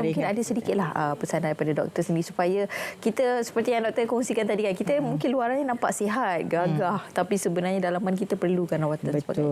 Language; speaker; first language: Malay; native; Malay